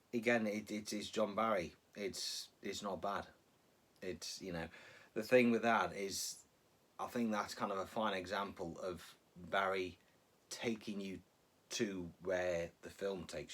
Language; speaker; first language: English; native; English